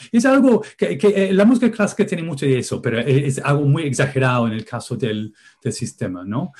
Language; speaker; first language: Spanish; non-native, fluent; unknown